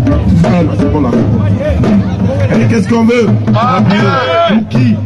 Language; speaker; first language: French; native; French